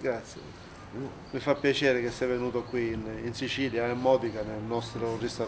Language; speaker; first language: Italian; native; Italian